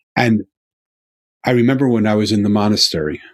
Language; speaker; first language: English; native; English